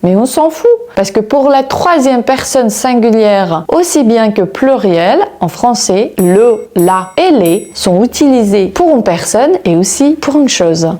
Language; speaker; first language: French; non-native, fluent; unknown